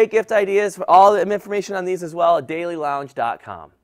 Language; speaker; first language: English; native; English